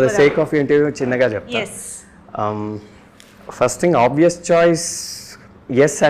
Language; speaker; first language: Telugu; native; Telugu